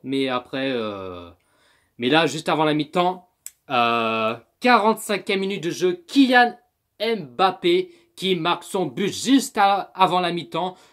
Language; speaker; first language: French; native; French